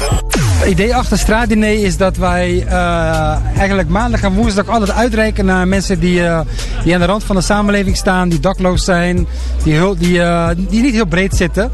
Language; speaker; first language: Dutch; native; Dutch